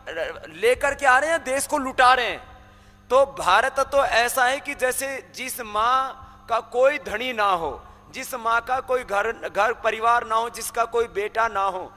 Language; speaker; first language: Hindi; native; Hindi